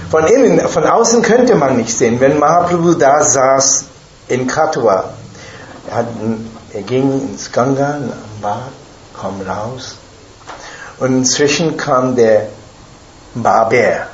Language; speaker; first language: German; non-native, fluent; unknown